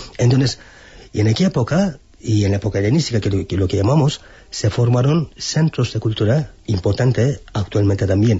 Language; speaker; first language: Spanish; non-native, fluent; Turkish